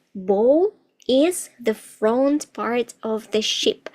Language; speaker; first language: English; non-native, fluent; Ukrainian